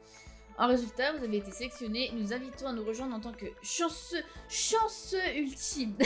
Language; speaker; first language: French; native; French